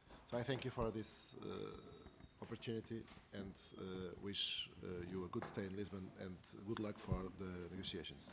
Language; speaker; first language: English; non-native, fluent; Portuguese